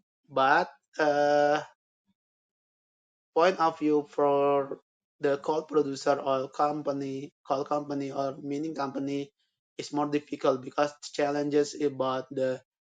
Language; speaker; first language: English; non-native, learner; Indonesian